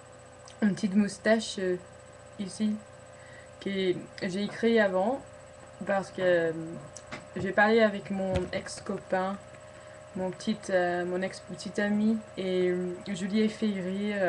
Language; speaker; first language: French; non-native, fluent; English